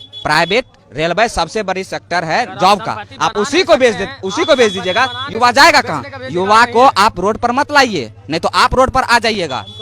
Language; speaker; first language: Hindi; native; Hindi